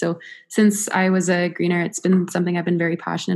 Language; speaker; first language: English; native; English